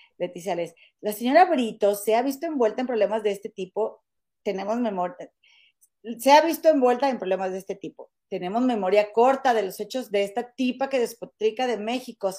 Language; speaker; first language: Spanish; native; Spanish